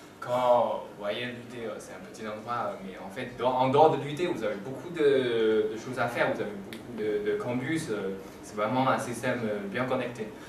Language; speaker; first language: French; non-native, fluent; Chinese